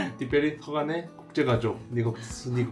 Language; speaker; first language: Korean; native; Korean